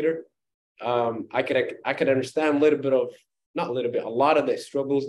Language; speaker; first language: English; non-native, fluent; Somali